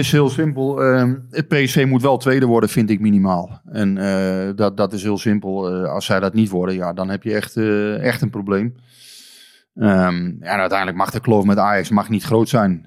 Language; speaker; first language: Dutch; native; Dutch